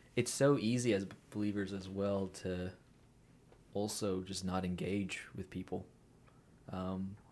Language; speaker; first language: English; native; English